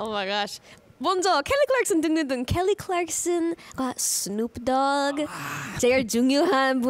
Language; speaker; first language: Korean; early bilingual, heritage; English